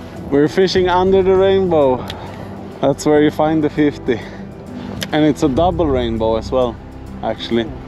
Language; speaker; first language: English; non-native, fluent; Swedish